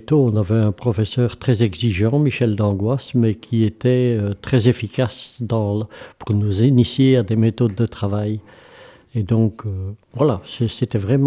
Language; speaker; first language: French; native; French